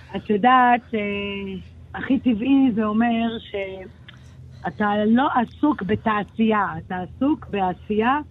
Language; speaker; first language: Hebrew; native; Hebrew